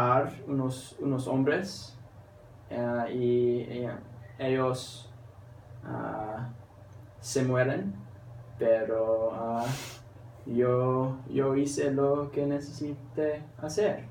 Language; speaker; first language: Spanish; non-native, learner; English